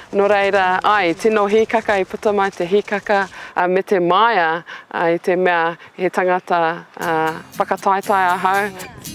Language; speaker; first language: Māori; non-native, local second language; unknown